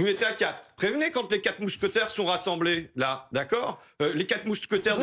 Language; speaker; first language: French; native; French